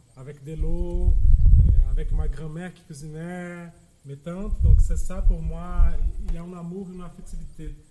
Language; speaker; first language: French; non-native, fluent; Portuguese